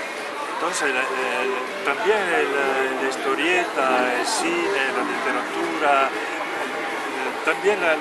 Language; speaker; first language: Spanish; non-native, learner; Italian